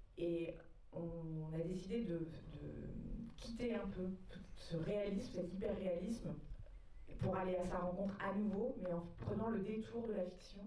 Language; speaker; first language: French; native; French